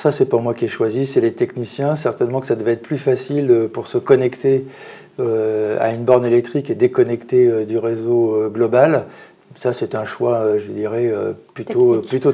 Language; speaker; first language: French; native; French